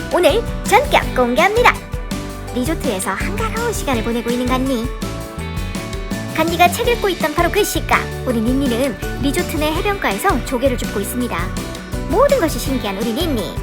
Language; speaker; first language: Korean; native; Korean